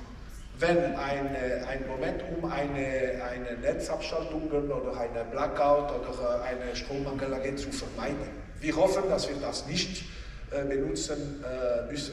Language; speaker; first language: German; non-native, local second language; French